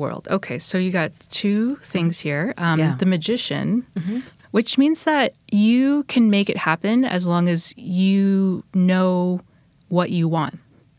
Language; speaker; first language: English; native; English